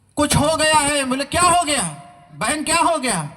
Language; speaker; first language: Hindi; non-native, local second language; Marathi